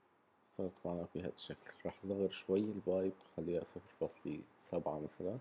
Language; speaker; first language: Arabic; native; Arabic